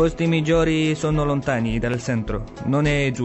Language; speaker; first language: Italian; non-native, learner; Arabic